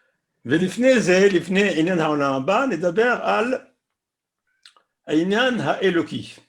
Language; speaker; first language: Hebrew; non-native, fluent; French